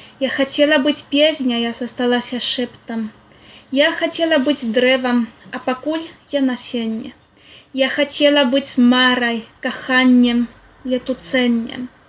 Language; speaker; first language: Belarusian; non-native, fluent; Spanish